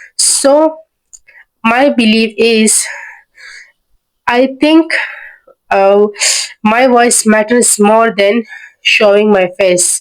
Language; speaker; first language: English; non-native, learner; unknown